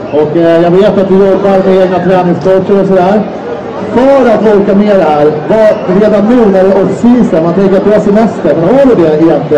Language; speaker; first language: Swedish; native; Swedish